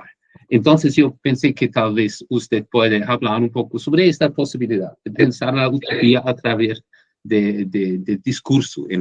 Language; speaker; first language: Spanish; non-native, fluent; Portuguese